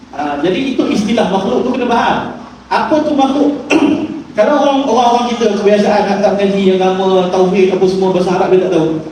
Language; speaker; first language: Malay; native; Malay